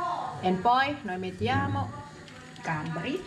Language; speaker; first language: Italian; non-native, learner; Thai